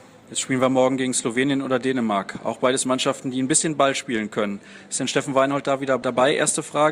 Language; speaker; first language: German; native; German